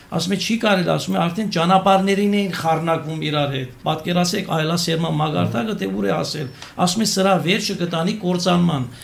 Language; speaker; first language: Armenian; native; Armenian